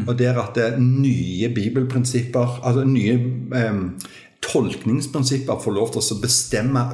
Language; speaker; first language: Norwegian; native; Norwegian